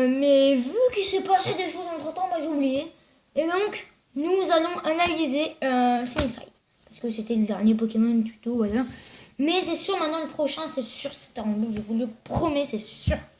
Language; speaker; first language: French; native; French